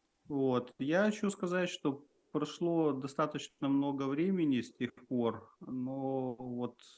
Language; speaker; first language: Russian; native; Russian